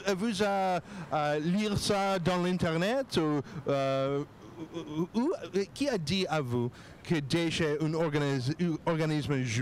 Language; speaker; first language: French; non-native, learner; English